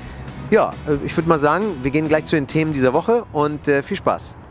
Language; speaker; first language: German; native; German